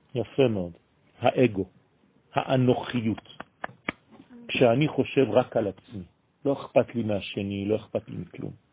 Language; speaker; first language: Hebrew; non-native, fluent; French